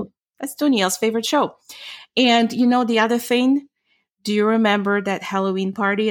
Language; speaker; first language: English; non-native, fluent; Ukrainian